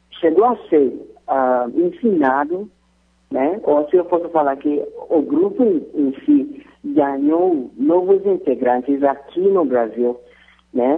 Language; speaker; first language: Portuguese; non-native, fluent; Yoruba